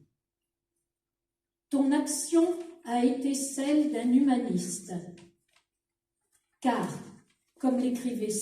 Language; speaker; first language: French; native; French